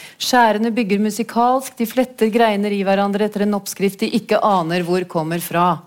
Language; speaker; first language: Norwegian; native; Norwegian